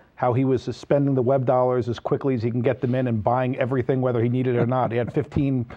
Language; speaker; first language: English; native; English